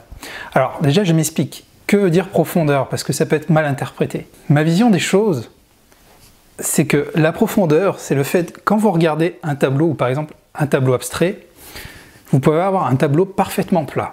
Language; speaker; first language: French; native; French